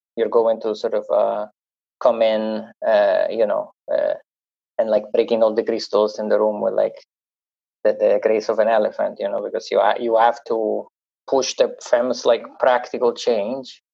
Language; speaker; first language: English; non-native, fluent; Italian